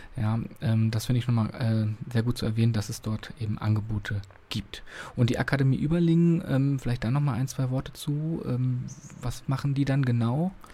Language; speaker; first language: German; native; German